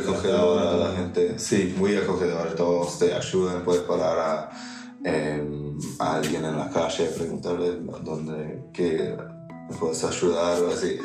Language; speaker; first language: Spanish; non-native, fluent; English